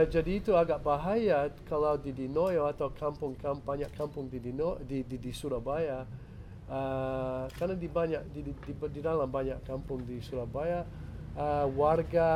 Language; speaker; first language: Indonesian; non-native, fluent; English